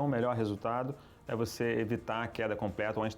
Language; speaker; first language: Portuguese; native; Portuguese